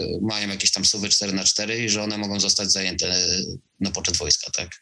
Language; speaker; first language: Polish; native; Polish